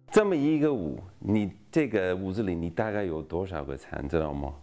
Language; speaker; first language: Chinese; non-native, fluent; English